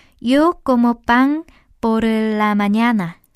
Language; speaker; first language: Spanish; non-native, fluent; Korean